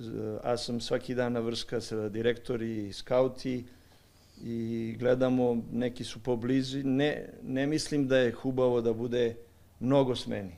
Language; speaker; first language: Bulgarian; non-native, learner; Serbian